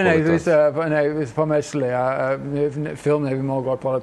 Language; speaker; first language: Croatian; non-native, fluent; English